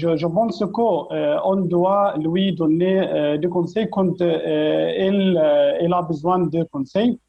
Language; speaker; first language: French; non-native, fluent; Arabic